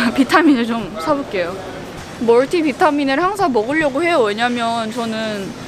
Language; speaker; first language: Korean; native; Korean